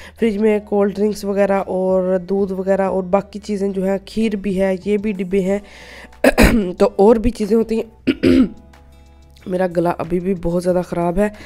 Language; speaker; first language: Urdu; non-native, local second language; Punjabi